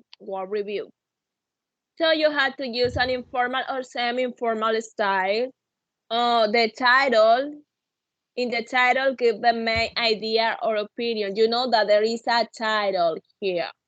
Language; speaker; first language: English; non-native, fluent; Spanish